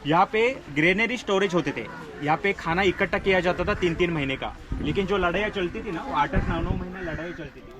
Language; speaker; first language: Hindi; non-native, local second language; Marathi